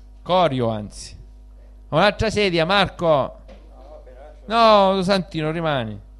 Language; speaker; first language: Italian; native; Italian